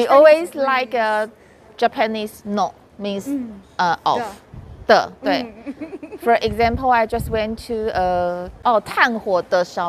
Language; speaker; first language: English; non-native, learner; Chinese